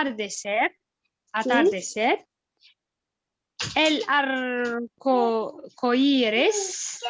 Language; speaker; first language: Spanish; non-native, learner; French